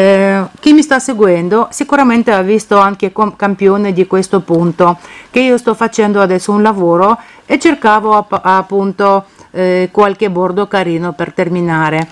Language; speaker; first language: Italian; non-native, fluent; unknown